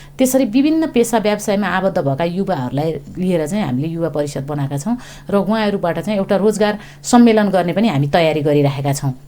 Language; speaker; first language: Nepali; native; Nepali